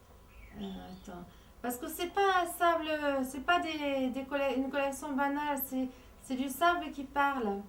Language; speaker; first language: French; native; French